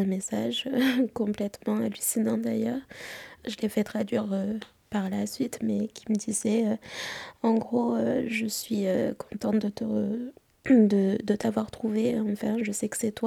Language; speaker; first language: French; native; French